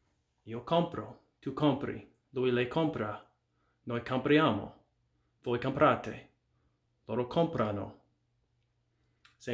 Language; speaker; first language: Italian; non-native, fluent; English